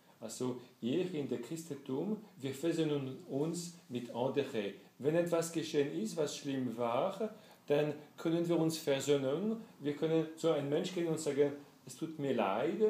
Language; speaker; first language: German; non-native, fluent; French